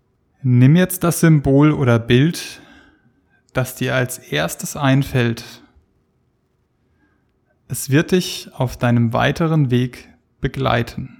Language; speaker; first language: German; native; German